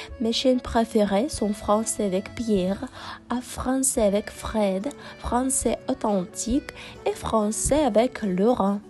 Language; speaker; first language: French; non-native, fluent; Russian